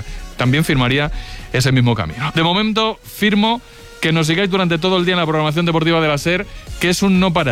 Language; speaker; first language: Spanish; native; Spanish